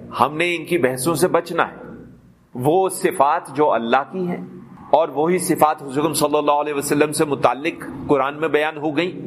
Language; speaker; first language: Urdu; non-native, local second language; Punjabi